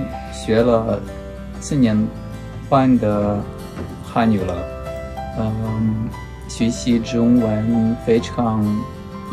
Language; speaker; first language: Chinese; non-native, learner; Russian